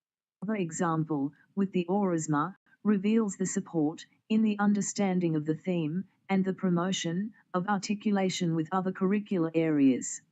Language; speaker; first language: English; non-native, fluent; Portuguese